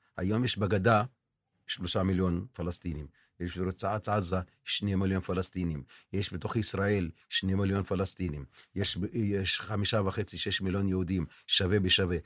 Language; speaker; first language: Hebrew; non-native, local second language; Arabic